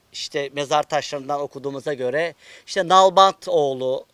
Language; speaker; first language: Turkish; native; Turkish